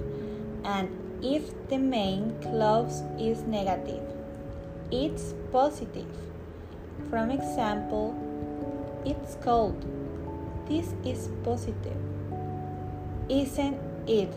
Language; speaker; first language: English; non-native, learner; Spanish